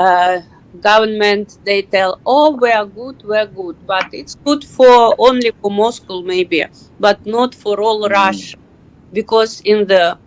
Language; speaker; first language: English; non-native, learner; Russian